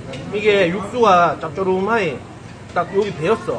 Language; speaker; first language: Korean; native; Korean